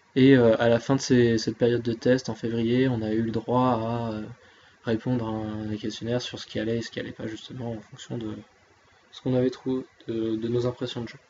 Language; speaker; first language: French; native; French